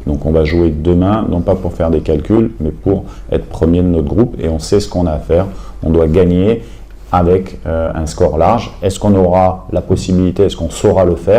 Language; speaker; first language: French; native; French